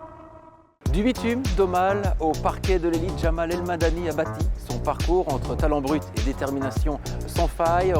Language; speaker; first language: French; native; French